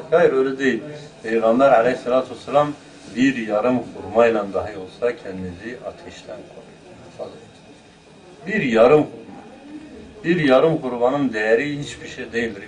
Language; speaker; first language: Turkish; native; Turkish